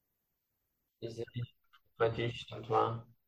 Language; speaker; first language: Polish; non-native, learner; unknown